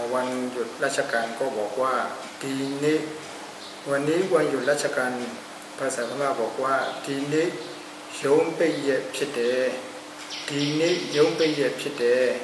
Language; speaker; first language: Thai; non-native, fluent; Burmese